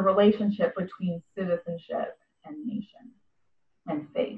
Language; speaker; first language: English; native; English